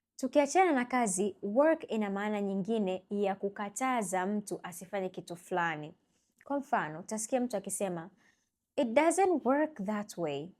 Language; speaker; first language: Swahili; native; Swahili